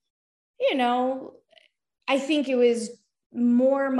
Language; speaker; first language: English; native; English